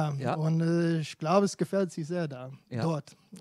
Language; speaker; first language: German; non-native, fluent; English